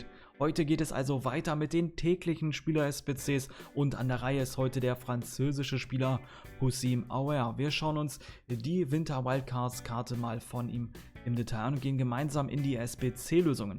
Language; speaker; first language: German; native; German